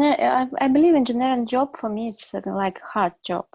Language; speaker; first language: English; non-native, learner; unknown